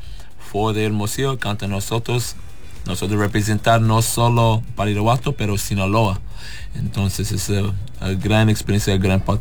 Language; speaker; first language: Spanish; non-native, learner; English